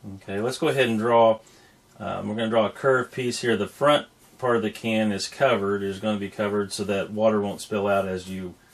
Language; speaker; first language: English; native; English